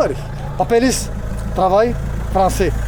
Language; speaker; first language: Portuguese; non-native, learner; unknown